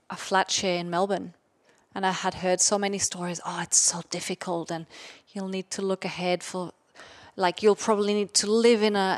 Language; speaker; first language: English; non-native, fluent; German